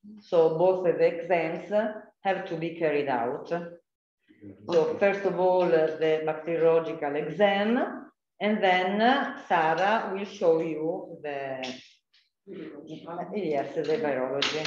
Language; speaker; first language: English; non-native, fluent; Italian